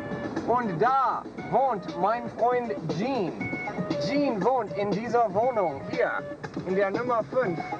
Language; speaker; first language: German; non-native, learner; English